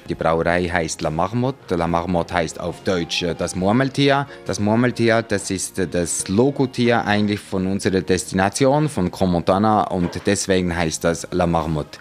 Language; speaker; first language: German; native; German